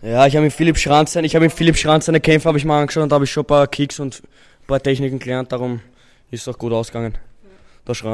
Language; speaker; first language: German; native; German